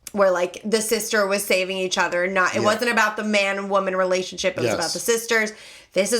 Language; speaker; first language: English; native; English